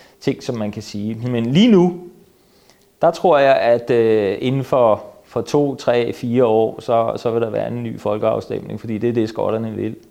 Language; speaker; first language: Danish; native; Danish